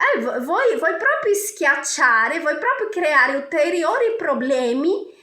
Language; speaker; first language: Italian; non-native, fluent; Portuguese